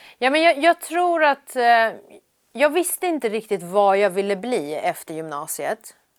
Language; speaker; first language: Swedish; early bilingual, other home language; Persian